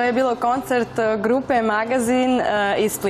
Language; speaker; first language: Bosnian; non-native, fluent; Spanish